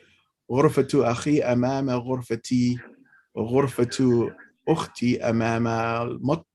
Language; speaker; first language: Arabic; non-native, fluent; English